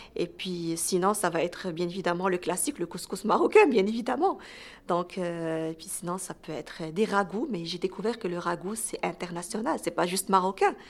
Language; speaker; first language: French; non-native, local second language; Arabic